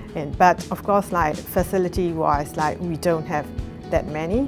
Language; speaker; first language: English; non-native, fluent; Burmese